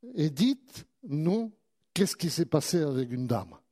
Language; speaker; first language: French; native; French